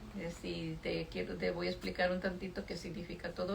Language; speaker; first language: Spanish; native; Spanish